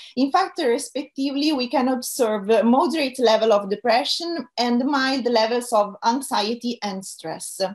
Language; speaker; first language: English; non-native, fluent; Italian